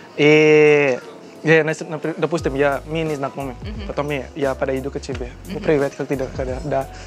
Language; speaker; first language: Russian; non-native, learner; Indonesian